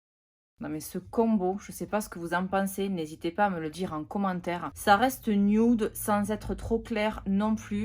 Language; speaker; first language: French; native; French